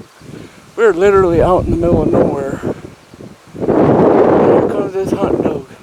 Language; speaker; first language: English; native; English